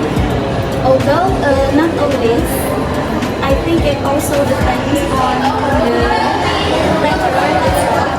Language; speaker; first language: English; non-native, learner; Indonesian